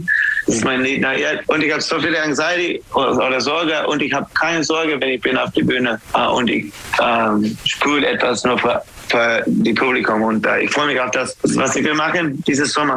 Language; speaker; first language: German; non-native, fluent; English